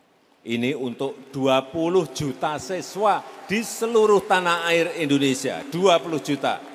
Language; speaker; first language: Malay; non-native, local second language; Javanese